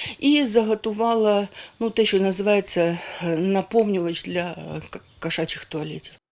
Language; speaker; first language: Ukrainian; native; Ukrainian